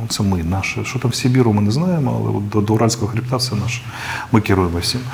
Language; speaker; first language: Ukrainian; non-native, local second language; Russian